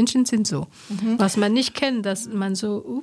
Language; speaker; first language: German; non-native, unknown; Chinese